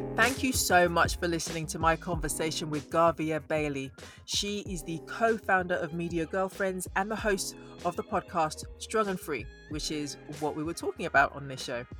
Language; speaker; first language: English; native; English